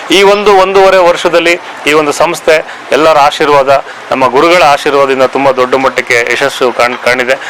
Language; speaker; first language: Kannada; native; Kannada